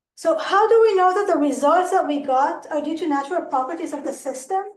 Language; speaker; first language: English; non-native, fluent; Hebrew